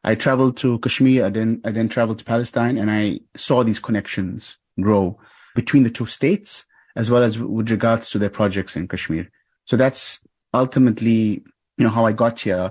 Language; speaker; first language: English; native; English